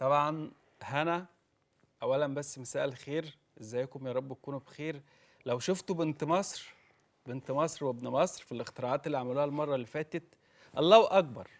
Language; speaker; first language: Arabic; native; Arabic